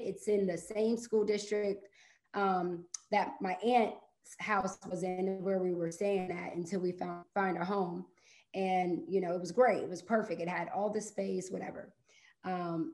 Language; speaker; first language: English; native; English